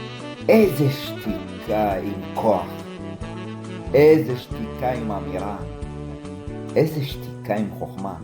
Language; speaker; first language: Hebrew; early bilingual, other home language; Amharic